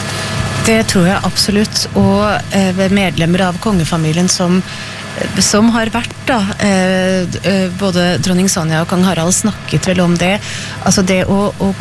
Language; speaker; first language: Norwegian; native; Norwegian